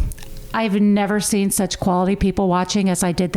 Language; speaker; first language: English; native; English